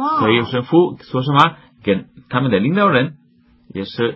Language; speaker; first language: Chinese; non-native, fluent; Spanish